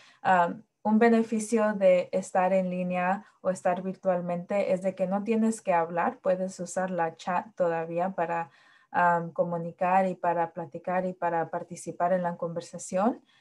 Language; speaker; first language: Spanish; early bilingual, heritage; Spanish